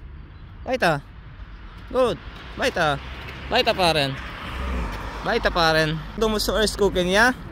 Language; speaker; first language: German; non-native, learner; Filipino